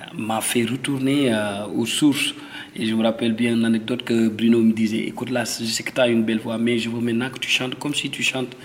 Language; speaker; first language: French; non-native, local second language; Wolof